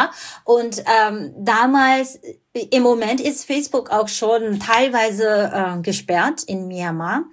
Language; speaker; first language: German; non-native, fluent; Burmese